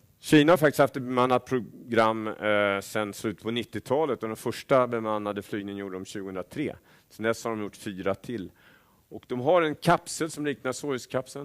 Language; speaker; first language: Swedish; native; Swedish